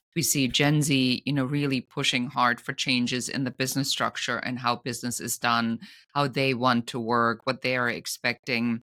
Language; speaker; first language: English; non-native, fluent; German